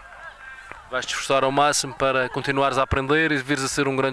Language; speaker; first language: Portuguese; native; Portuguese